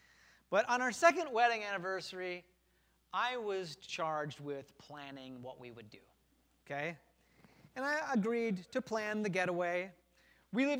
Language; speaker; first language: English; native; English